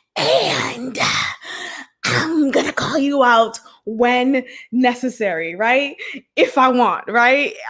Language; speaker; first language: English; early bilingual, other home language; Haitian Creole